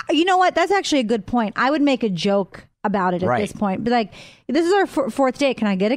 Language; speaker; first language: English; native; English